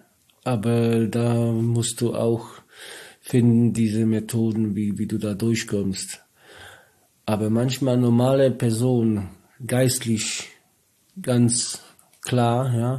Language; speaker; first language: German; non-native, learner; Polish